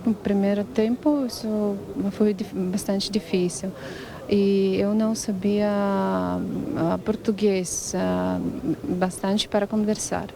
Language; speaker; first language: Portuguese; non-native, learner; Ukrainian